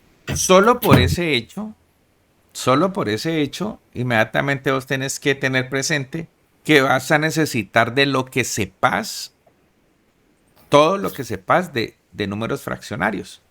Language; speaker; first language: Spanish; native; Spanish